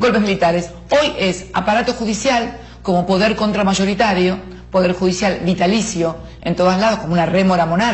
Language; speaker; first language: Spanish; native; Spanish